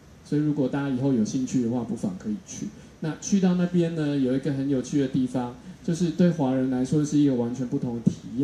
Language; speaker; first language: Chinese; native; Chinese